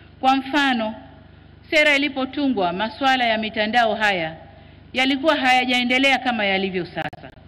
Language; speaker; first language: Swahili; native; Swahili